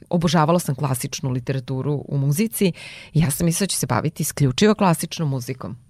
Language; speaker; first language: Serbian; non-native, local second language; Hungarian